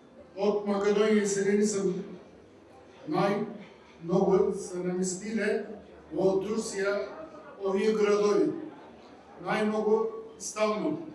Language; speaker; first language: Macedonian; early bilingual, heritage; Macedonian